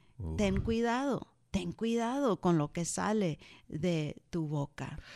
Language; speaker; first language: Spanish; early bilingual, heritage; Spanish